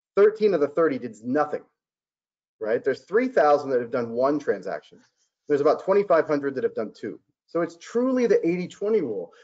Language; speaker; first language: English; native; English